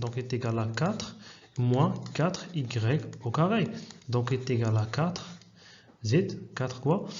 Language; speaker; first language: French; non-native, local second language; Arabic